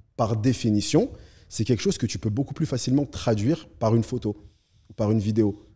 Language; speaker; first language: French; native; French